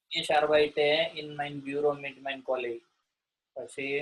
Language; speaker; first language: German; non-native, learner; Gujarati